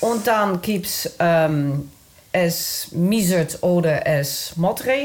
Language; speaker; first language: German; non-native, learner; Dutch